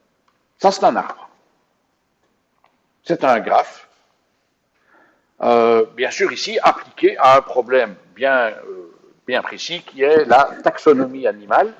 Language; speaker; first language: French; native; French